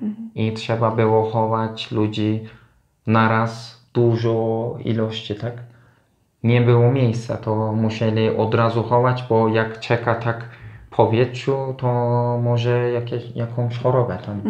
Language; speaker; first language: Polish; non-native, learner; Turkish